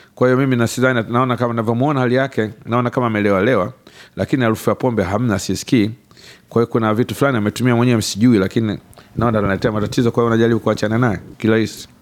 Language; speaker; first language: Swahili; native; Swahili